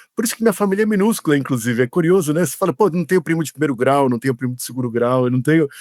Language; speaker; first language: Portuguese; native; Portuguese